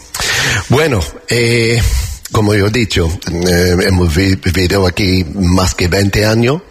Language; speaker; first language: Spanish; non-native, learner; English